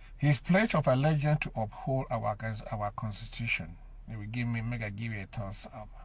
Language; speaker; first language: Nigerian Pidgin; native; Nigerian Pidgin